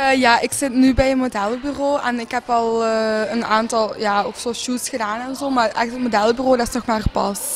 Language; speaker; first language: Dutch; native; Dutch